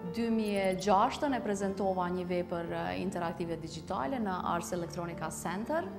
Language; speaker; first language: Albanian; native; Albanian